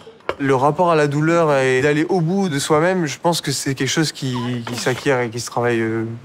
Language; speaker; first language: French; native; French